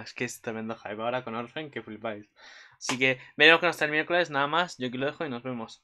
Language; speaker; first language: Spanish; native; Spanish